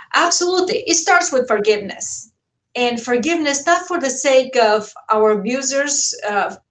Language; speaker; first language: English; non-native, fluent; Bulgarian